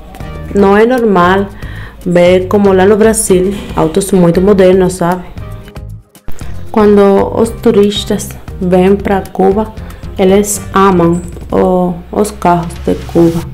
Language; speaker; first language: Portuguese; non-native, learner; Spanish